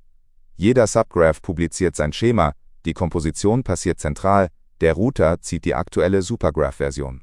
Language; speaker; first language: German; native; German